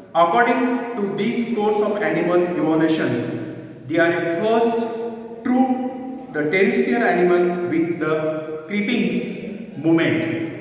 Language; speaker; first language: English; non-native, local second language; Marathi